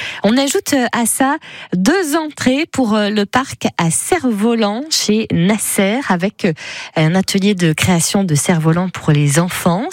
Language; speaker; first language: French; native; French